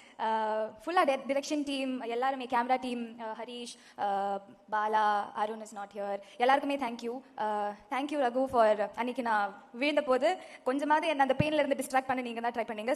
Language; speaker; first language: Tamil; non-native, fluent; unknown